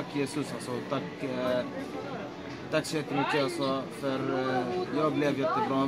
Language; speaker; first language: Swedish; non-native, learner; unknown